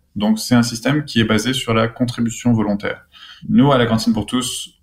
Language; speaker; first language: French; native; French